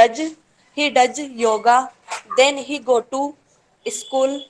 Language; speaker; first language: English; non-native, learner; Hindi